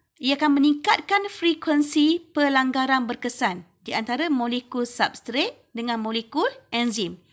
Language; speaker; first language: Malay; native; Malay